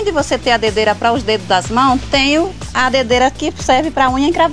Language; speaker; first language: Portuguese; native; Portuguese